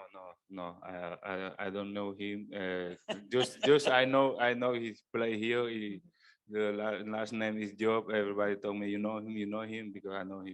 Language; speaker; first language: English; non-native, learner; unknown